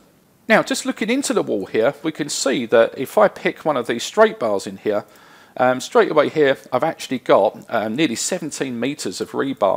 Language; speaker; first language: English; native; English